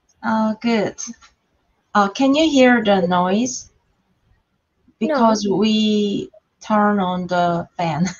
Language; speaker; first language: English; non-native, learner; Korean